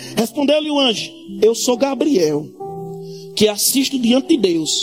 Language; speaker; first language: Portuguese; native; Portuguese